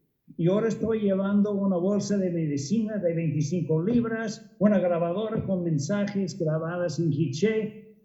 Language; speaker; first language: Spanish; non-native, fluent; English